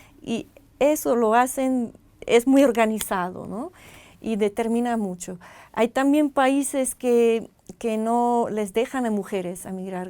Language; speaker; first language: Spanish; non-native, fluent; French